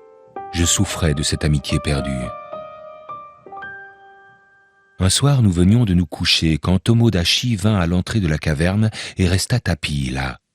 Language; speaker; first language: French; native; French